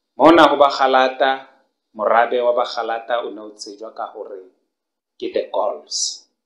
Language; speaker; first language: Northern Sotho; non-native, local second language; Southern Sotho